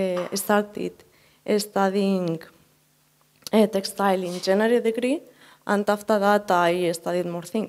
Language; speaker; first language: English; non-native, learner; Spanish